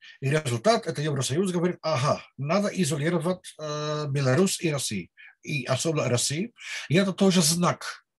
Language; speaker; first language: Russian; non-native, learner; Dutch